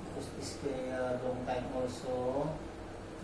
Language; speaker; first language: English; non-native, learner; Filipino